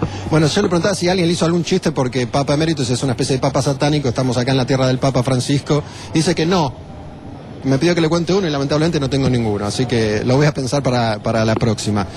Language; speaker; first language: Spanish; native; Spanish